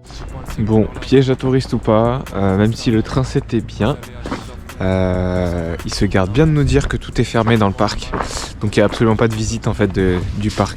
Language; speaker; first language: French; native; French